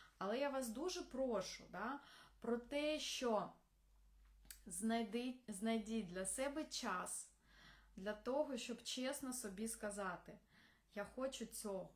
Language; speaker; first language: Ukrainian; non-native, local second language; Russian